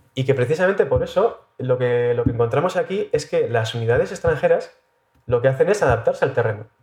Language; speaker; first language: Spanish; native; Spanish